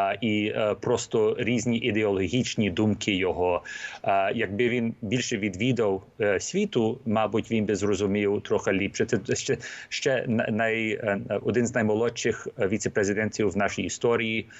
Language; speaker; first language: Ukrainian; early bilingual, heritage; Ukrainian